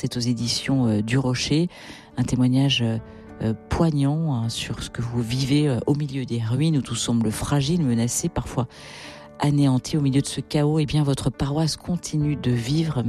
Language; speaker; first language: French; native; French